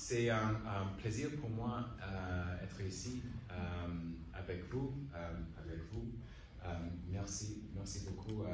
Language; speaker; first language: French; non-native, learner; English